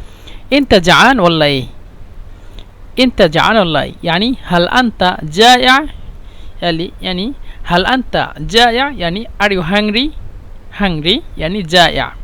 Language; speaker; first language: Arabic; non-native, fluent; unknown